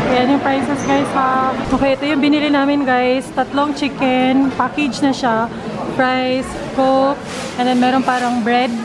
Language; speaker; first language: Filipino; non-native, local second language; Cebuano